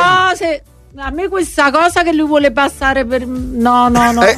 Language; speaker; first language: Italian; native; Italian